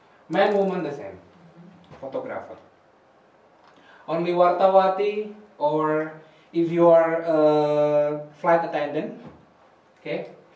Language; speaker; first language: English; non-native, fluent; Indonesian